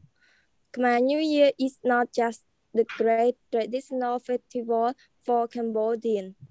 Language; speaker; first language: English; non-native, learner; Khmer